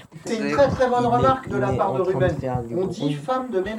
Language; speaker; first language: French; native; French